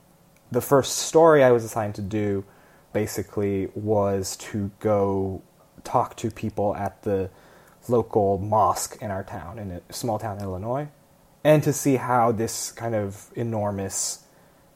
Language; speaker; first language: English; early bilingual, other home language; Chinese